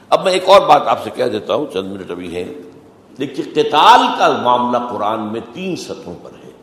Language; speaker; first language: Urdu; native; Urdu